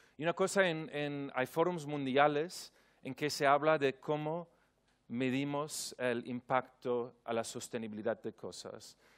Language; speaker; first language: Spanish; non-native, fluent; German